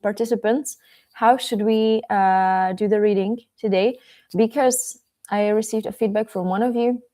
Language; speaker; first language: English; non-native, fluent; Czech